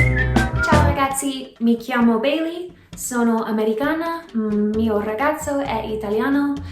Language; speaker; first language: Italian; non-native, learner; English